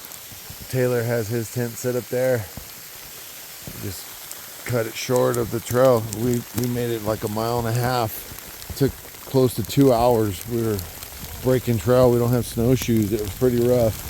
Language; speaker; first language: English; native; English